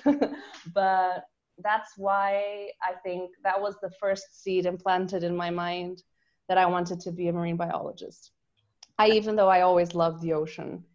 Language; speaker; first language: English; non-native, fluent; Portuguese